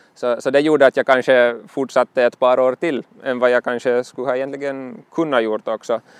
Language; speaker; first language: Swedish; native; Swedish